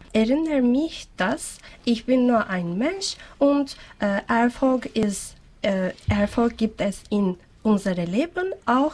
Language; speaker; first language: German; non-native, learner; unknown